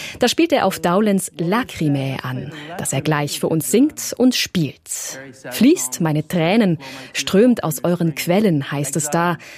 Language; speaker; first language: German; native; German